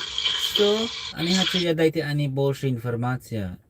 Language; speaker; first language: Russian; non-native, learner; English